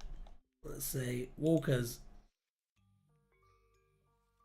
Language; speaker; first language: English; native; English